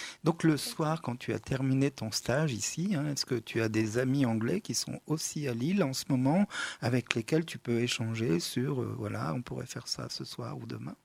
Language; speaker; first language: French; native; French